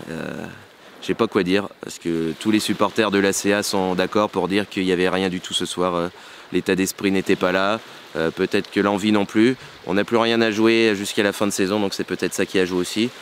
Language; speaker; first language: French; native; French